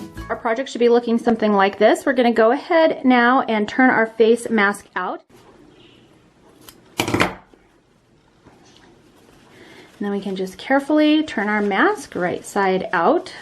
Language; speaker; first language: English; native; English